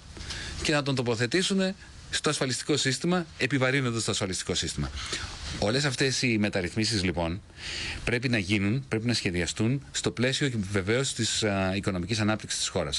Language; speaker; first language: Greek; native; Greek